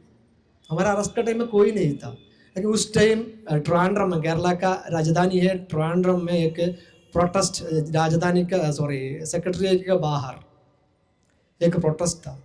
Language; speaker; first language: Hindi; non-native, local second language; Malayalam